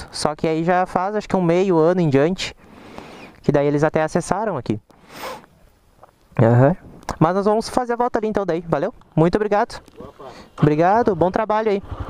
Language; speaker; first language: Portuguese; native; Portuguese